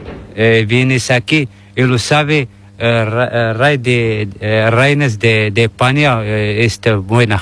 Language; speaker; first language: Spanish; non-native, learner; Arabic